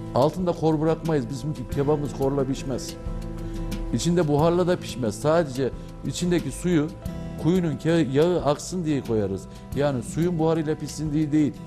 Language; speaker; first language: Turkish; native; Turkish